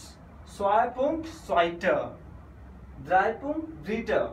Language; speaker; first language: German; non-native, fluent; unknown